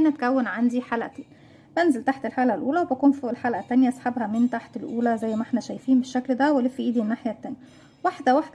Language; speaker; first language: Arabic; native; Arabic